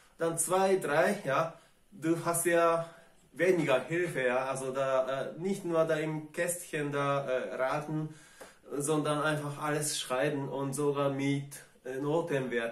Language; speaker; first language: German; non-native, fluent; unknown